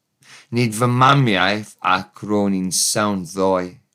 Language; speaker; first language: Welsh; non-native, learner; English